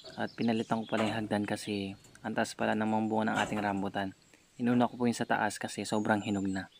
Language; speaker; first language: Filipino; native; Filipino